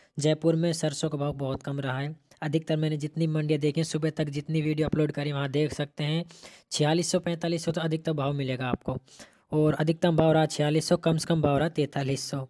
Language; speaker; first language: Hindi; native; Hindi